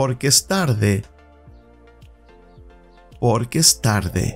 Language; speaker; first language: Spanish; non-native, fluent; English